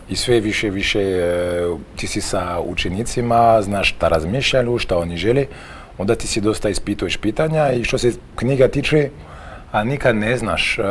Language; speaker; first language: Croatian; non-native, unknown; French